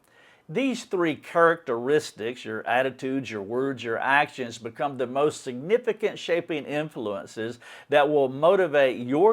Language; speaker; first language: English; native; English